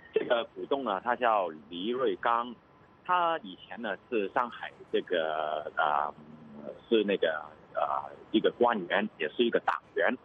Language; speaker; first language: Chinese; non-native, local second language; Cantonese